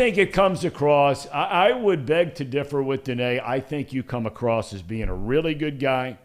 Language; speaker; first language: English; native; English